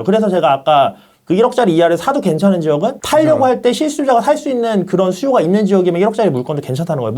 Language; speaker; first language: Korean; native; Korean